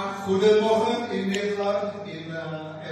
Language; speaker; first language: Dutch; non-native, fluent; Indonesian